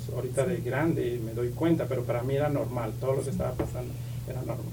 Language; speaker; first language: Spanish; native; Spanish